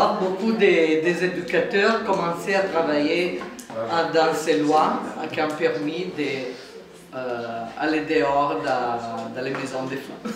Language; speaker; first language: French; non-native, fluent; Italian